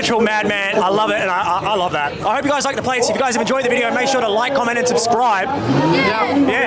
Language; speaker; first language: English; native; English